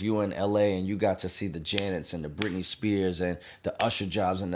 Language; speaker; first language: English; native; English